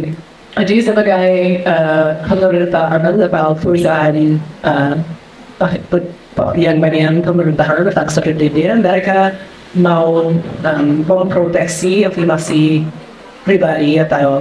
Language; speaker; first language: Indonesian; non-native, fluent; English